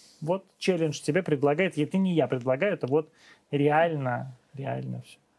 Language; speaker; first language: Russian; native; Russian